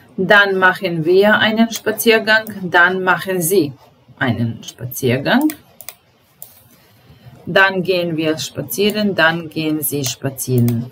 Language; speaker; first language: German; non-native, fluent; Serbian